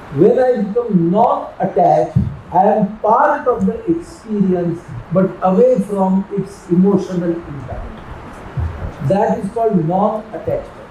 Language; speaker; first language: English; non-native, local second language; Marathi